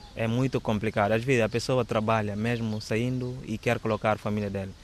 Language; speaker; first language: Portuguese; non-native, local second language; Upper Guinea Crioulo